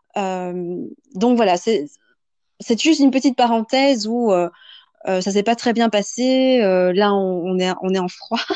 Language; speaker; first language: French; early bilingual, other home language; Vietnamese